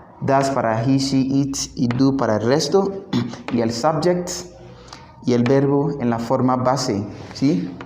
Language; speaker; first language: Spanish; non-native, fluent; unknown